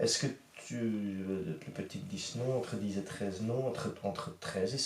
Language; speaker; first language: French; native; French